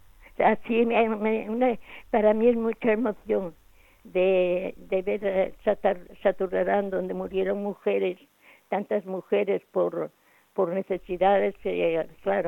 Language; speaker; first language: Spanish; native; Spanish